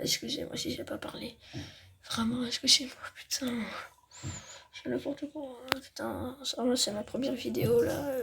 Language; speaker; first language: French; native; French